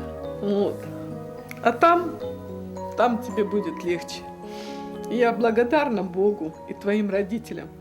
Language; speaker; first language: Russian; native; Russian